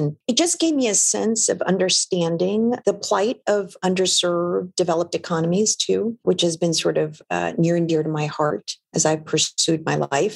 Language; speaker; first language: English; non-native, local second language; Filipino